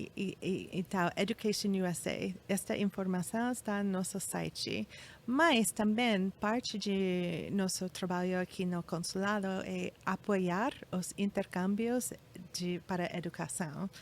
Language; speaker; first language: Portuguese; non-native, fluent; English